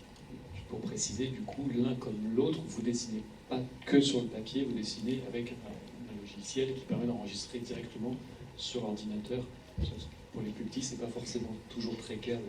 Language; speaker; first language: French; native; French